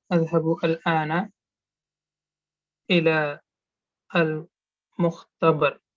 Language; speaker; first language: Arabic; non-native, learner; English